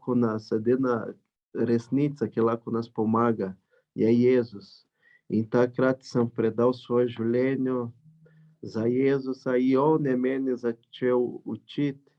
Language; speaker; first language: Slovenian; non-native, learner; Portuguese